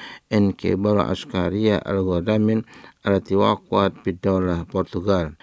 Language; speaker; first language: Arabic; non-native, fluent; Indonesian